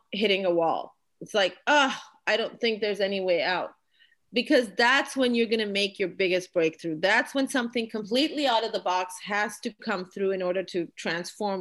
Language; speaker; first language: English; non-native, local second language; Urdu